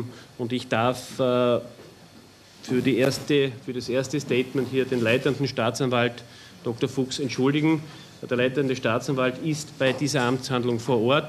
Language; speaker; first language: German; native; German